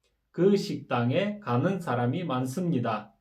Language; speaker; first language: Korean; non-native, fluent; Kyrgyz